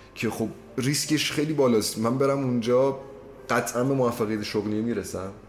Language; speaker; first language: Persian; non-native, local second language; Azerbaijani